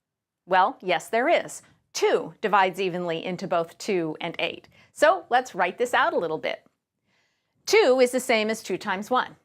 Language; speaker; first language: English; native; English